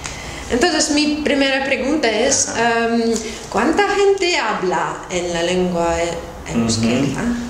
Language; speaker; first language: Spanish; non-native, fluent; Russian